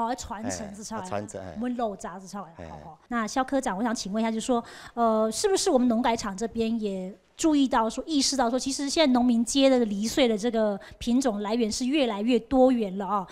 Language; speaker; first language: Chinese; non-native, local second language; Hakka Chinese